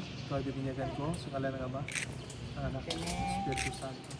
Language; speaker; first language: Filipino; native; Filipino